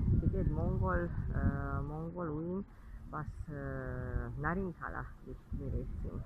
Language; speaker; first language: Mongolian; non-native, fluent; Hungarian